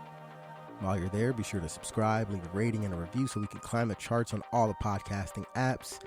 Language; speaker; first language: English; native; English